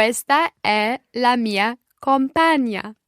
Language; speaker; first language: Italian; non-native, learner; English